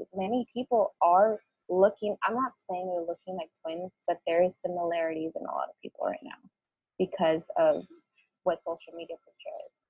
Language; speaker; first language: English; early bilingual, other home language; Spanish